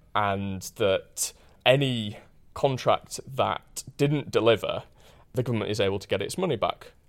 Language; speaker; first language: English; native; English